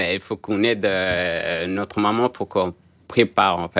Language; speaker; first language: French; non-native, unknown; Arabic